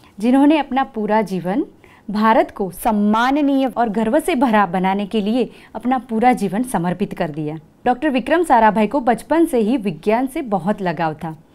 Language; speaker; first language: Hindi; non-native, local second language; Gujarati